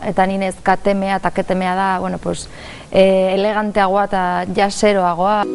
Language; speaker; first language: Basque; native; Basque